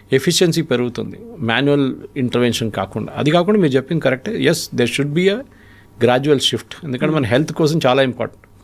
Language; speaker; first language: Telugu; non-native, fluent; Malayalam